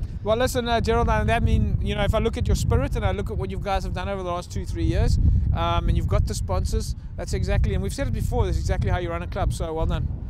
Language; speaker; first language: English; non-native, local second language; Afrikaans